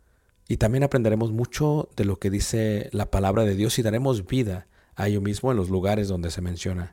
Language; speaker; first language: Spanish; native; Spanish